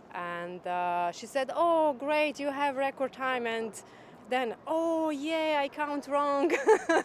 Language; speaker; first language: English; non-native, learner; Croatian